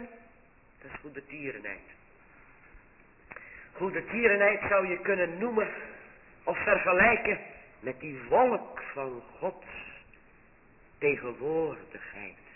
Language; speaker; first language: Dutch; native; Dutch